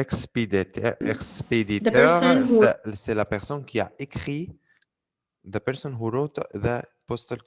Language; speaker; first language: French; non-native, fluent; Arabic